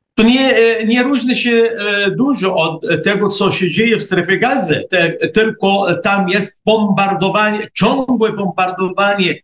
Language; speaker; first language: Polish; non-native, fluent; Arabic